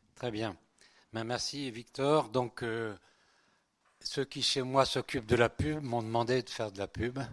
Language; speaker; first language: French; early bilingual, other home language; Spanish